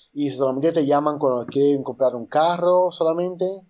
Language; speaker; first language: Spanish; native; Spanish